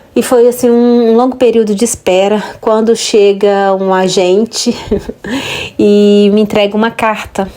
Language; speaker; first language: Portuguese; native; Portuguese